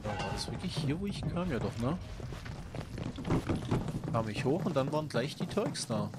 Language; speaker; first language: German; native; German